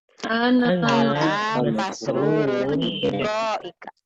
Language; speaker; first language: Arabic; non-native, learner; Indonesian